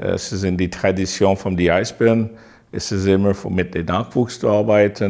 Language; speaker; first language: German; non-native, fluent; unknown